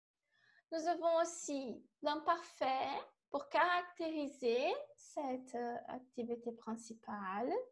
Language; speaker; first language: French; non-native, fluent; Portuguese